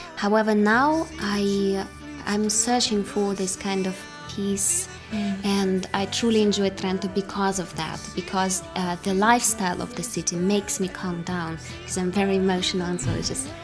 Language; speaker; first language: English; non-native, fluent; Russian